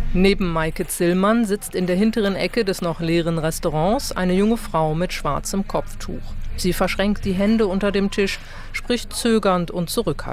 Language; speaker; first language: German; native; German